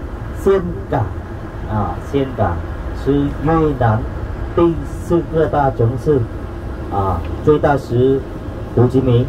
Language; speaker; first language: Chinese; non-native, fluent; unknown